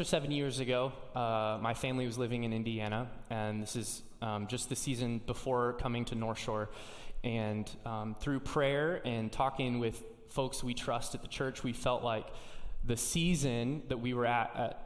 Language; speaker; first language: English; native; English